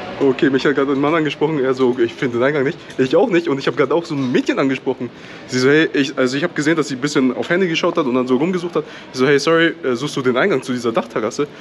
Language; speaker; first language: German; native; German